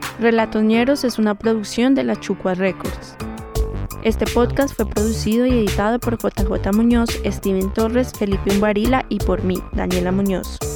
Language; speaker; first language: Spanish; native; Spanish